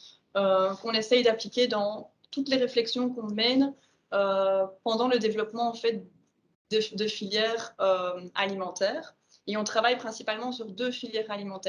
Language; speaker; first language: French; native; French